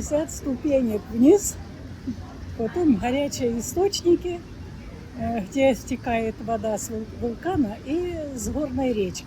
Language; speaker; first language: Russian; native; Russian